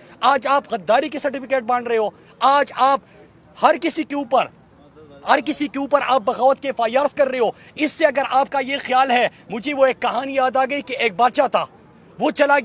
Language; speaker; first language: Urdu; native; Urdu